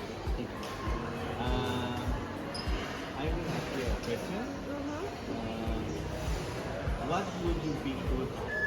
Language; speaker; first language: English; non-native, learner; Spanish